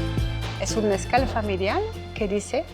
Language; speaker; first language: Spanish; non-native, learner; French